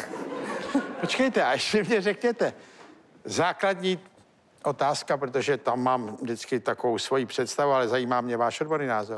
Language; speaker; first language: Czech; native; Czech